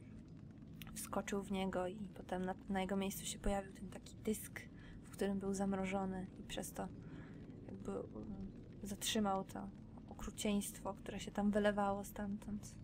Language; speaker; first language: Polish; native; Polish